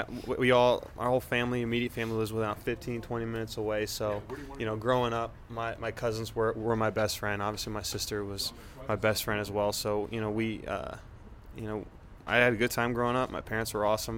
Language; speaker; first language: English; native; English